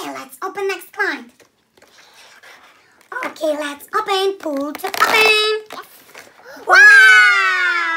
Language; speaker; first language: English; non-native, learner; Russian